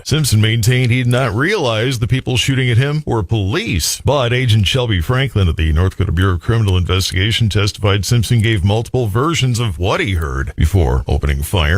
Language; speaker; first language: English; native; English